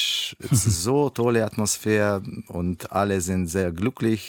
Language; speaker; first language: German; non-native, learner; Russian